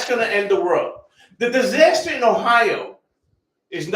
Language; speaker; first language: English; native; English